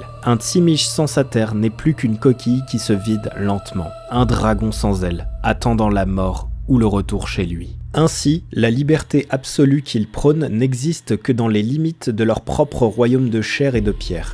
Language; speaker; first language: French; native; French